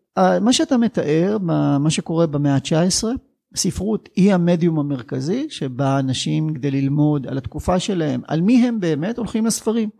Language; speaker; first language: Hebrew; native; Hebrew